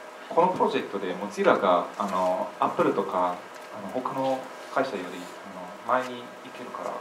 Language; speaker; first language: Japanese; non-native, fluent; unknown